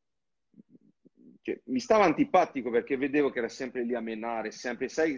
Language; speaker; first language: Italian; non-native, fluent; French